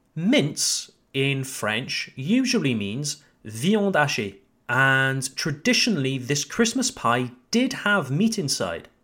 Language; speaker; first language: English; native; English